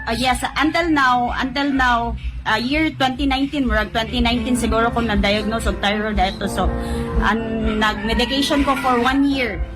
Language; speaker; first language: Cebuano; native; Cebuano